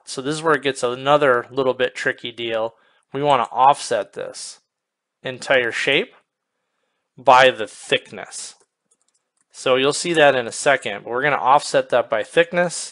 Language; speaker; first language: English; native; English